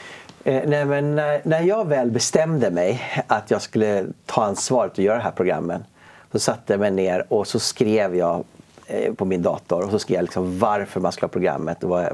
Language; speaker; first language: Swedish; native; Swedish